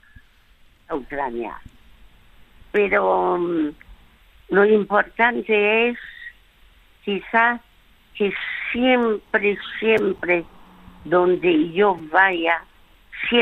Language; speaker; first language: Spanish; early bilingual, other home language; French